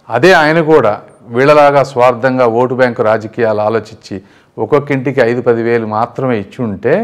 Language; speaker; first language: Telugu; native; Telugu